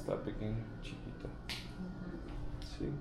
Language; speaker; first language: Spanish; non-native, fluent; English